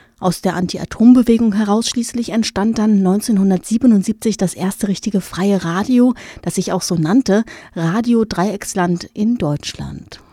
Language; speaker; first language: German; native; German